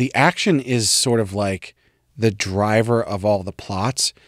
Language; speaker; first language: English; native; English